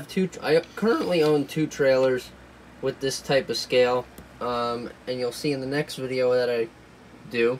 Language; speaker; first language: English; native; English